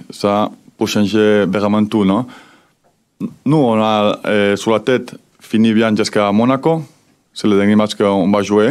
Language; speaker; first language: French; non-native, fluent; Spanish